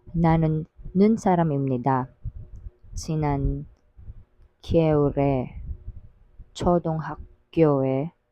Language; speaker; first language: Korean; non-native, learner; Filipino